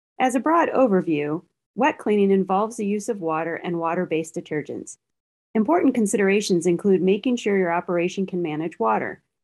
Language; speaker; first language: English; native; English